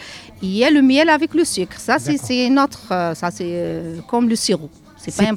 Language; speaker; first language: French; non-native, learner; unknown